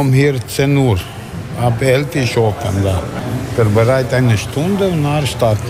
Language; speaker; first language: German; non-native, learner; Italian